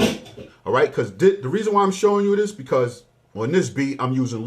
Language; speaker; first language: English; native; English